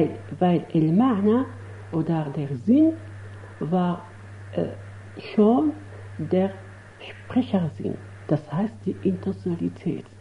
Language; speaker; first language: German; non-native, fluent; Arabic